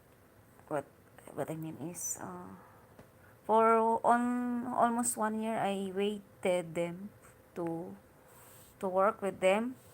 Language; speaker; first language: English; non-native, learner; Hiligaynon